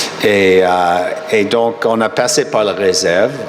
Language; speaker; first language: French; non-native, fluent; English